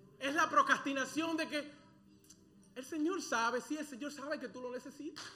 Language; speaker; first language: Spanish; early bilingual, other home language; English